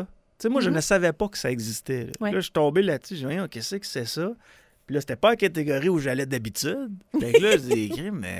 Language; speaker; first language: French; native; French